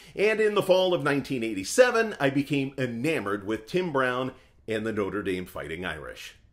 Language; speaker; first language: English; native; English